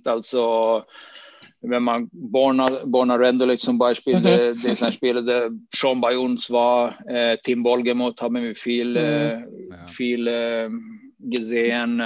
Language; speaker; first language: German; non-native, fluent; Swedish